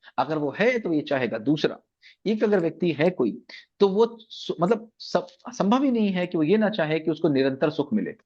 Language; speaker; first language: Hindi; native; Hindi